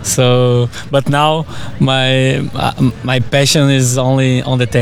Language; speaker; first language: English; non-native, fluent; Portuguese